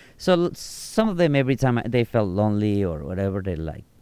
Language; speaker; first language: English; non-native, fluent; Spanish